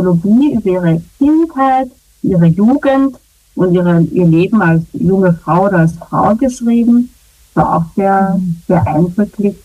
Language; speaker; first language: German; native; German